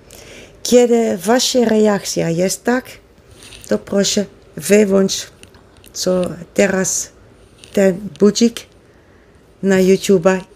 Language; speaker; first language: Polish; non-native, learner; Dutch